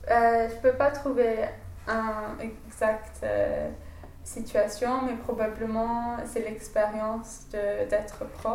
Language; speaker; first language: French; non-native, fluent; English